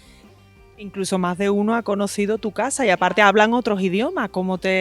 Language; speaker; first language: Spanish; native; Spanish